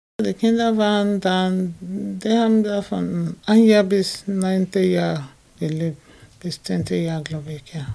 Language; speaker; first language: German; non-native, fluent; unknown